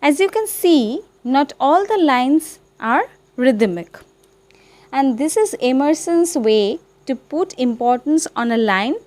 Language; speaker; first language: English; non-native, local second language; Bangla